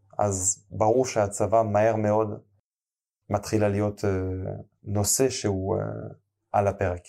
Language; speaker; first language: Hebrew; non-native, fluent; French